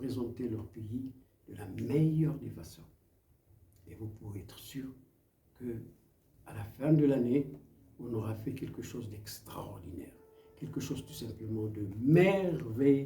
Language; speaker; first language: French; non-native, local second language; Arabic